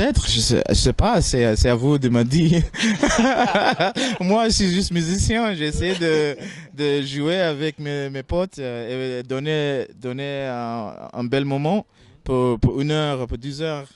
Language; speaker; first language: French; non-native, fluent; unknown